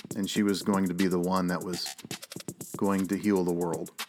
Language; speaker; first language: English; native; English